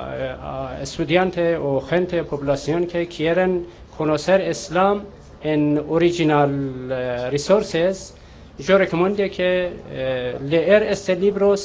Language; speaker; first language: Spanish; non-native, learner; Persian